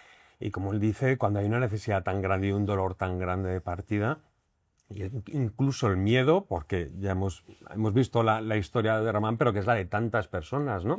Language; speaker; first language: Spanish; native; Spanish